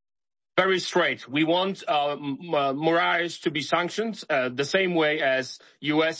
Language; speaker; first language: English; non-native, fluent; Polish